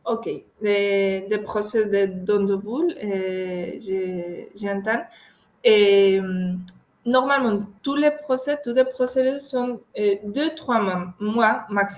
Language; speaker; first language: French; non-native, fluent; Spanish